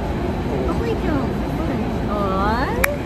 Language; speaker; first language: Japanese; non-native, learner; Filipino